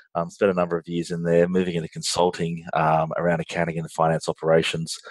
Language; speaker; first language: English; native; English